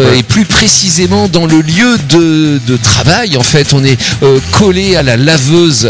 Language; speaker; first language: French; native; French